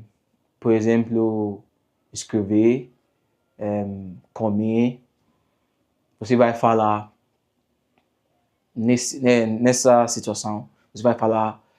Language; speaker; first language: Portuguese; non-native, learner; English